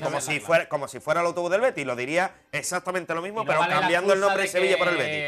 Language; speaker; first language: Spanish; native; Spanish